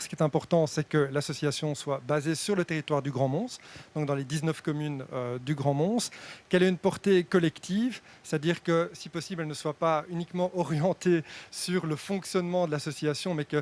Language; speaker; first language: French; native; French